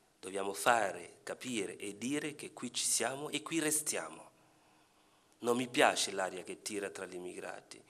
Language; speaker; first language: Italian; non-native, fluent; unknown